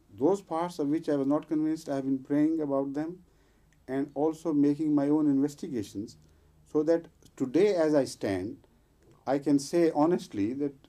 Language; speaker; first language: English; non-native, local second language; Punjabi